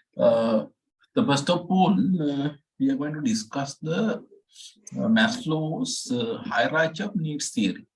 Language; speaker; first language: English; non-native, local second language; Sinhala